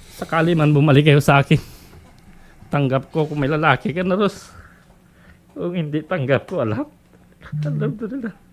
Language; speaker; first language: Filipino; non-native, local second language; Cebuano